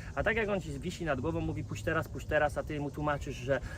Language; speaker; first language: Polish; native; Polish